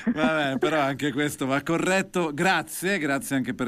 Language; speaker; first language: Italian; native; Italian